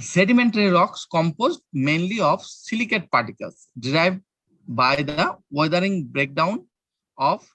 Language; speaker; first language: English; non-native, local second language; Bangla